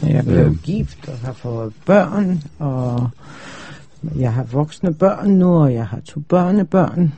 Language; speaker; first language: Danish; non-native, fluent; Polish